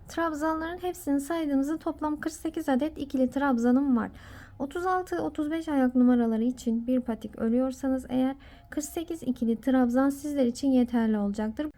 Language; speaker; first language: Turkish; native; Turkish